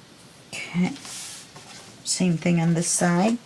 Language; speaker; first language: English; native; English